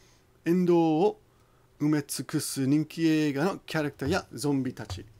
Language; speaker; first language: Japanese; non-native, fluent; English